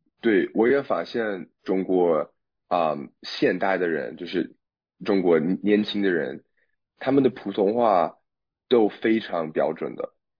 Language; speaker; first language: Chinese; non-native, fluent; English